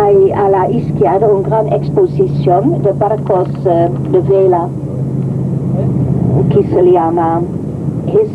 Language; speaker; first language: Spanish; non-native, learner; Dutch